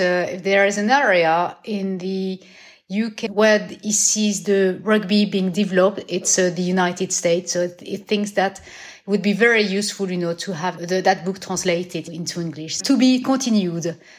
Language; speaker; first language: English; non-native, fluent; French